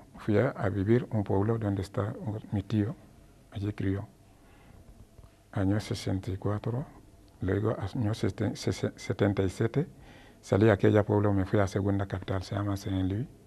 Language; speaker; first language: Spanish; non-native, learner; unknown